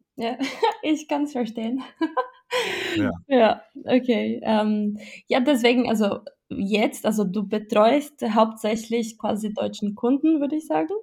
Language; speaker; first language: German; non-native, fluent; Portuguese